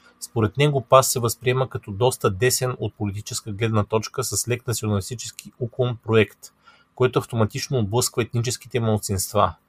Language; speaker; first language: Bulgarian; native; Bulgarian